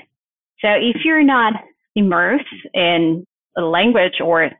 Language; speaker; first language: English; non-native, fluent; Portuguese